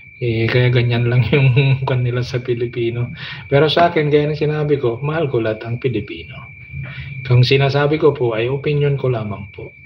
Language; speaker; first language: Filipino; non-native, local second language; Iloko